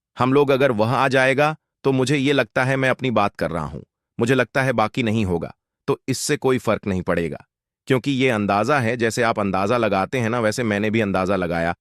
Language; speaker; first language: Hindi; native; Hindi